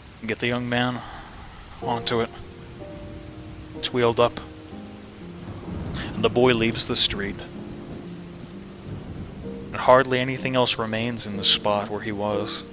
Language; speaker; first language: English; native; English